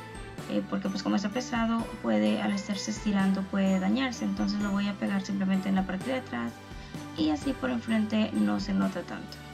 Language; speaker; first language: Spanish; native; Spanish